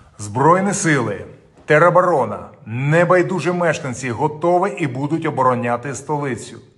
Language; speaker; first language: Ukrainian; non-native, local second language; Russian